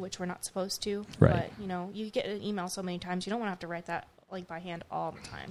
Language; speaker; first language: English; native; English